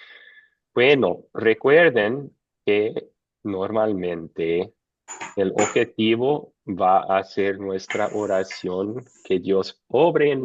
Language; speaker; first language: Spanish; non-native, fluent; English